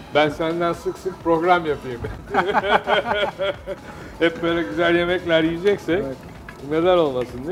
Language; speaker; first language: Turkish; native; Turkish